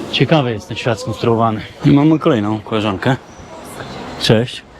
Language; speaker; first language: Polish; native; Polish